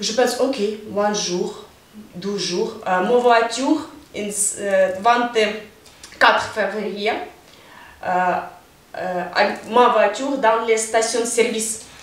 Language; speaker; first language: French; non-native, learner; Ukrainian